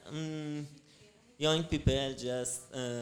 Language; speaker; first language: English; non-native, learner; Persian